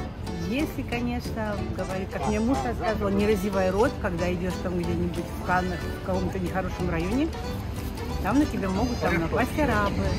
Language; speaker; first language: Russian; native; Russian